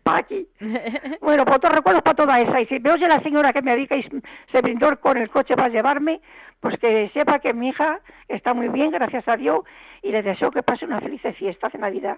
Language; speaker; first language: Spanish; native; Spanish